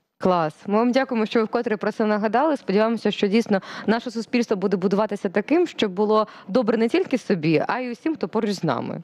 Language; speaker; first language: Ukrainian; native; Ukrainian